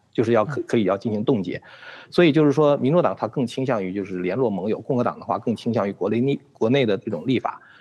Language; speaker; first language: Chinese; native; Chinese